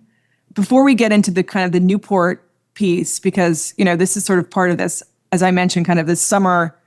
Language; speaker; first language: English; native; English